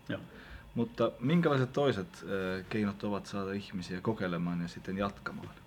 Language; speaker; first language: Finnish; native; Finnish